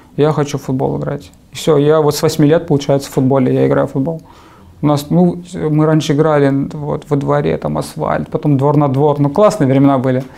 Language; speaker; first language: Russian; native; Russian